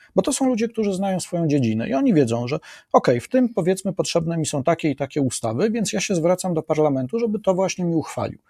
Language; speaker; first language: Polish; native; Polish